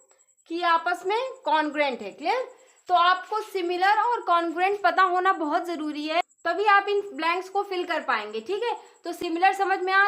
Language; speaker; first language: Hindi; native; Hindi